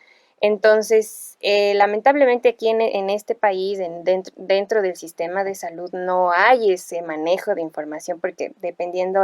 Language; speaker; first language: Spanish; native; Spanish